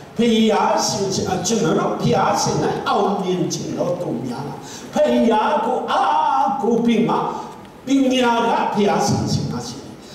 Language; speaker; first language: Burmese; non-native, local second language; Tedim Chin